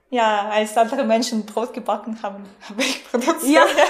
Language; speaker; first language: German; non-native, fluent; Russian